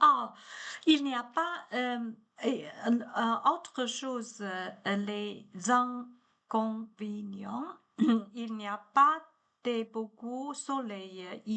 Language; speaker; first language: French; non-native, learner; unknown